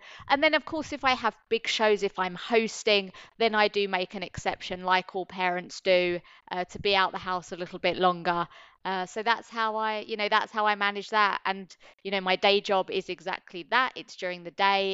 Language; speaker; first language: English; native; English